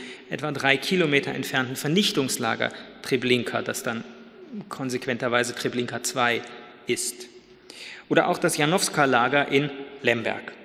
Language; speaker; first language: German; native; German